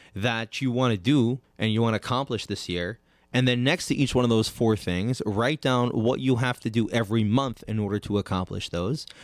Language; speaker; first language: English; native; English